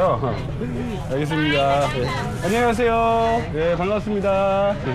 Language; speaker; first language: Korean; native; Korean